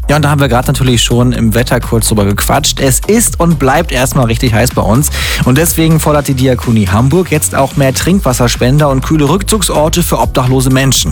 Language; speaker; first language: German; native; German